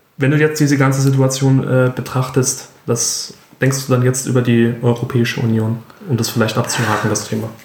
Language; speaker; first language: German; native; German